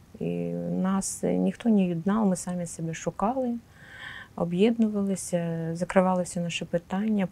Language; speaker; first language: Ukrainian; non-native, local second language; Russian